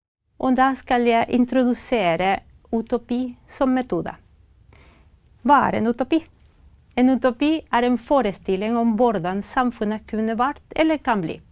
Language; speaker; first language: Norwegian; non-native, fluent; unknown